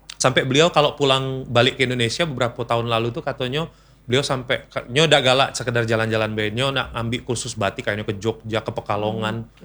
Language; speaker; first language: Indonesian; native; Indonesian